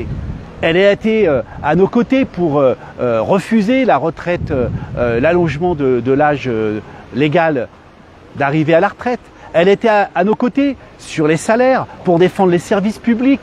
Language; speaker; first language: French; native; French